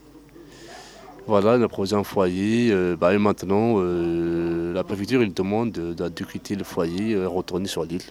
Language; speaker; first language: French; non-native, fluent; Arabic